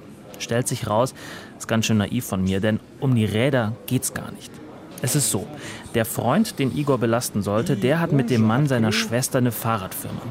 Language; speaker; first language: German; native; German